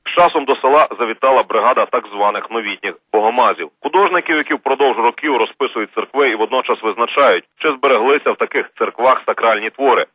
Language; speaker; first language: Ukrainian; native; Ukrainian